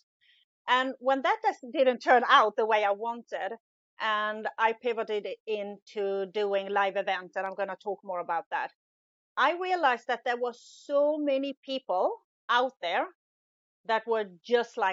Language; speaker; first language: English; non-native, fluent; Swedish